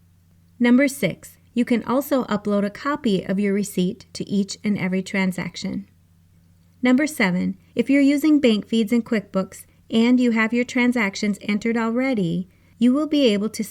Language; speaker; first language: English; native; English